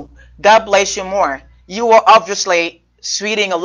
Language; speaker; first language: English; non-native, fluent; Haitian Creole